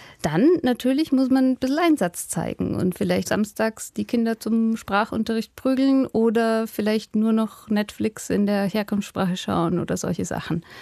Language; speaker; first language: German; native; German